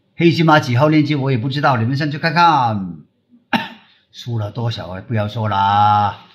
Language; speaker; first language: Chinese; non-native, local second language; Cantonese